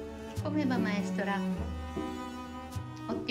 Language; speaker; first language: Italian; non-native, fluent; Japanese